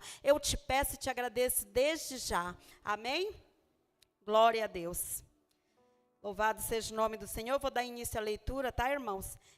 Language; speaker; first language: Portuguese; native; Portuguese